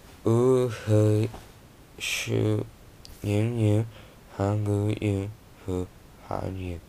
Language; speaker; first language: Chinese; non-native, learner; Korean